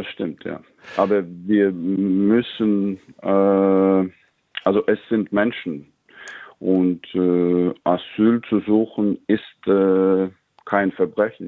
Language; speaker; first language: German; non-native, fluent; Latvian